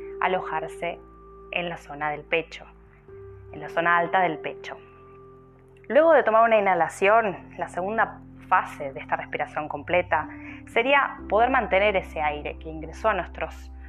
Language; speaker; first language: Spanish; native; Spanish